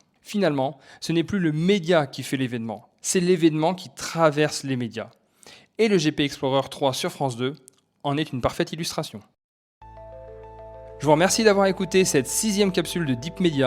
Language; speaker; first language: French; native; French